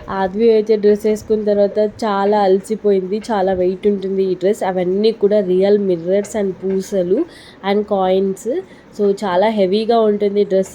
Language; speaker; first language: Telugu; non-native, local second language; Lambadi